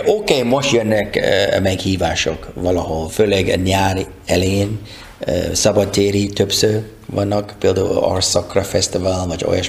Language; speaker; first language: Hungarian; non-native, learner; English